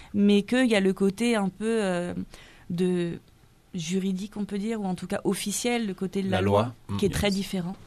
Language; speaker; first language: French; native; French